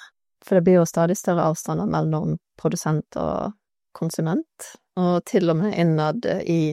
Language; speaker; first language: Norwegian; native; Norwegian